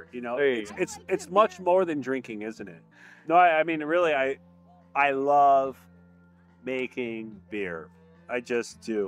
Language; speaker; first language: English; native; English